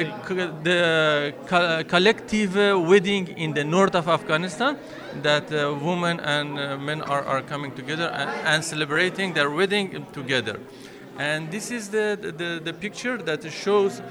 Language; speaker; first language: English; non-native, fluent; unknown